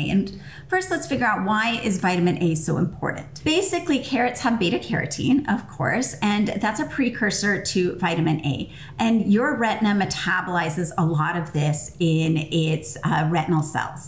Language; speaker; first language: English; native; English